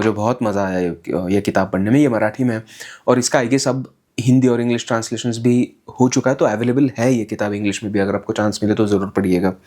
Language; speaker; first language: Hindi; non-native, local second language; Marathi